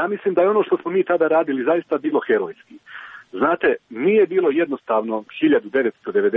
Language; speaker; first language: Croatian; native; Croatian